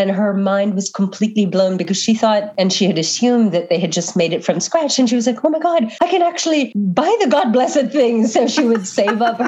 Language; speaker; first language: English; non-native, local second language; Filipino